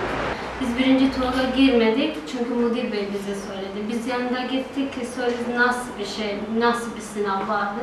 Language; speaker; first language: Turkish; early bilingual, other home language; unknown